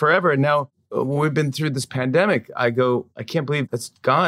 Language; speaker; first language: English; native; English